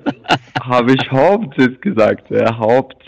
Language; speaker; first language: German; non-native, fluent; Arabic